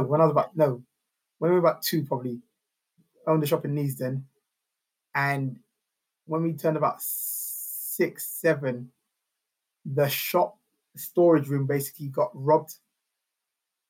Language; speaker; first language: English; native; English